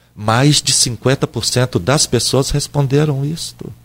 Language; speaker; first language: Portuguese; native; Portuguese